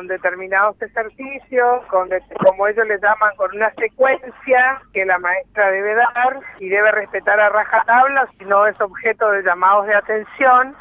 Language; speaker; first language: Spanish; native; Spanish